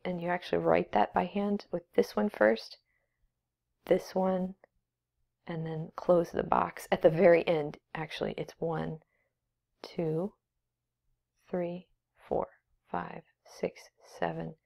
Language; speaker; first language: English; native; English